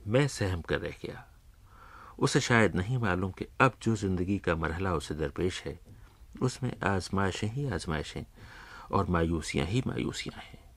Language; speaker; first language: Urdu; native; Urdu